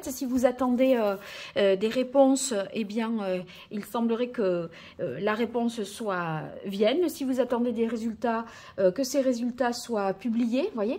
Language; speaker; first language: French; native; French